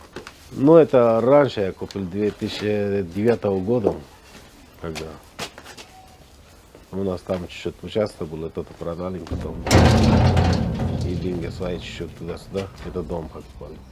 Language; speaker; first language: Russian; non-native, learner; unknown